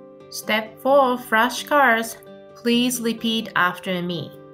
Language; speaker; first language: English; non-native, fluent; Japanese